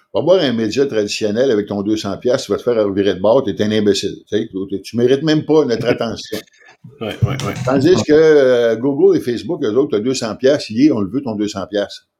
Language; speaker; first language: French; native; French